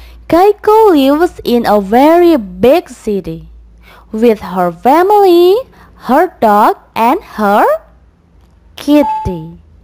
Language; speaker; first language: English; non-native, fluent; Indonesian